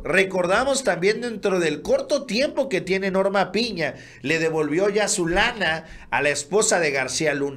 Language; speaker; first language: Spanish; native; Spanish